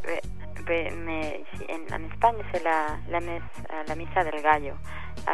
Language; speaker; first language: French; non-native, learner; Spanish